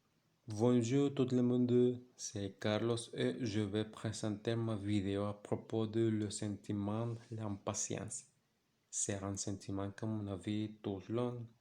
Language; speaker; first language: French; non-native, learner; Spanish